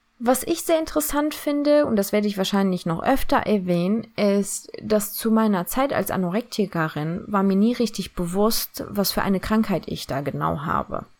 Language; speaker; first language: German; early bilingual, other home language; Turkish